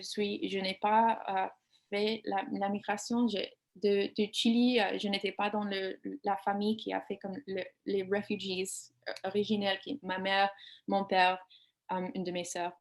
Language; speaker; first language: French; non-native, learner; English